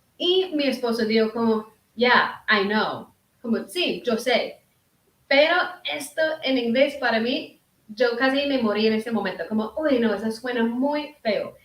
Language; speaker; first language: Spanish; early bilingual, heritage; Spanish